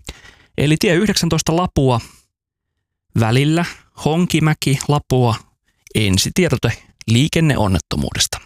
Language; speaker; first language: Finnish; native; Finnish